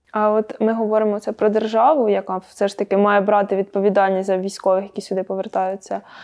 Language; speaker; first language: Ukrainian; native; Ukrainian